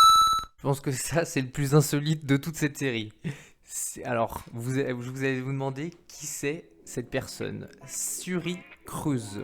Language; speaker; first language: French; native; French